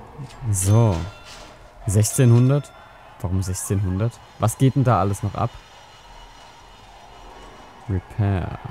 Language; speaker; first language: German; native; German